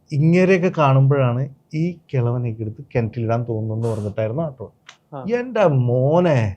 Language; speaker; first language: Malayalam; native; Malayalam